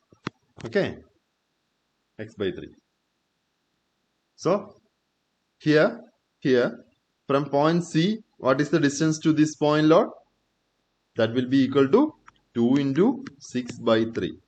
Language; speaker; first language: English; non-native, local second language; Malayalam